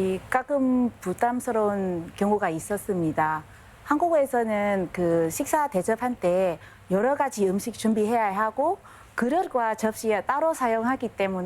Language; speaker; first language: Korean; non-native, fluent; Vietnamese